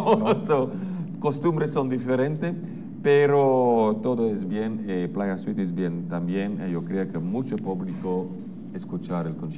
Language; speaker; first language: Spanish; non-native, learner; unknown